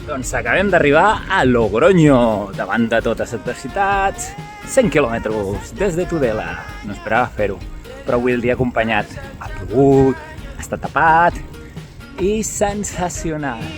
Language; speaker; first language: Catalan; native; Catalan